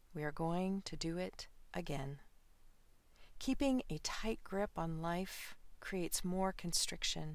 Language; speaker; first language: English; native; English